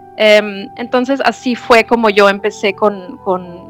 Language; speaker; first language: Spanish; non-native, fluent; German